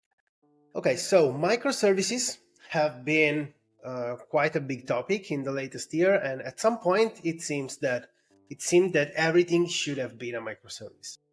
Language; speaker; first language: English; non-native, fluent; Italian